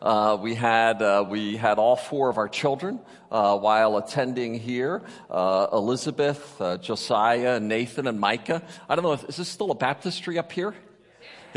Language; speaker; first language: English; native; English